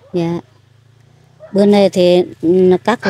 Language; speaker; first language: Vietnamese; non-native, local second language; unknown